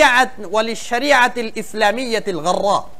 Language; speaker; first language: Arabic; non-native, fluent; Bangla